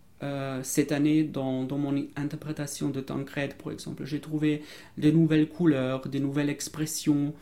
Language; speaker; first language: French; non-native, fluent; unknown